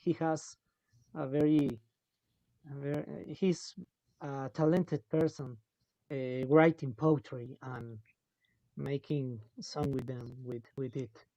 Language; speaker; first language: English; non-native, local second language; Spanish